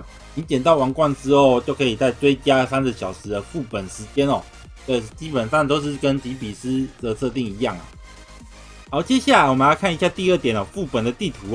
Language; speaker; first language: Chinese; native; Chinese